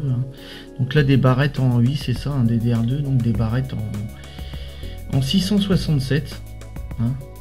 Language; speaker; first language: French; native; French